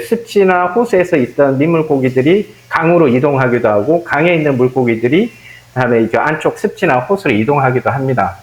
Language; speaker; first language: Korean; native; Korean